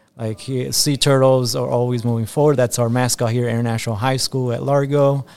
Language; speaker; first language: English; early bilingual, other home language; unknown